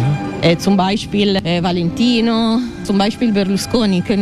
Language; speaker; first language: German; non-native, fluent; Italian